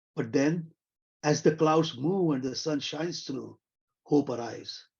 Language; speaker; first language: English; non-native, local second language; Marathi